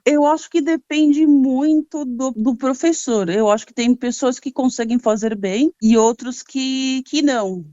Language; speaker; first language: Portuguese; early bilingual, other home language; Spanish